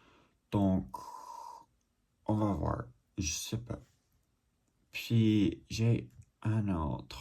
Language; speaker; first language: French; non-native, learner; English